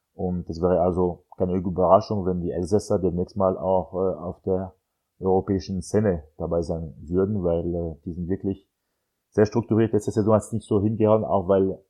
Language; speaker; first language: German; non-native, fluent; French